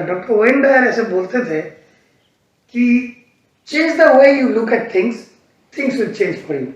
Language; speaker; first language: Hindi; non-native, local second language; Bangla